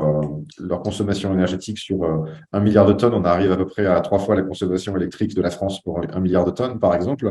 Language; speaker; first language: French; native; French